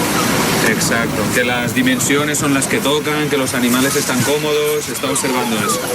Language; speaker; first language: Spanish; native; Spanish